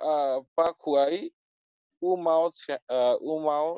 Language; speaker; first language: Chinese; non-native, learner; Bangla